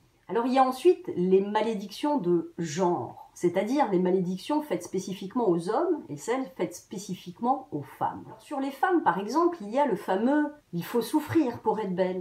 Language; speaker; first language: French; native; French